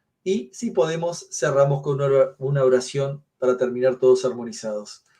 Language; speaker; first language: Spanish; native; Spanish